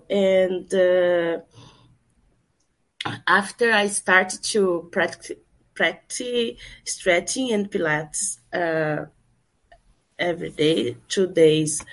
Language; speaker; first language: English; non-native, learner; Portuguese